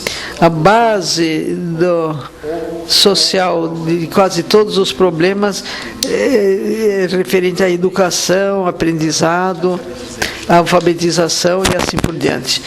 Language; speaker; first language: Portuguese; non-native, fluent; French